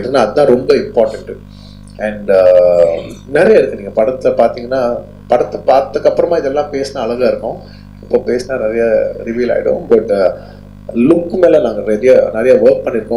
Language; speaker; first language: Tamil; non-native, local second language; Telugu